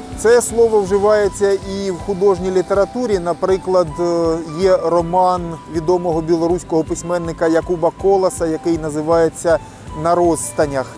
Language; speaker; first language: Ukrainian; native; Ukrainian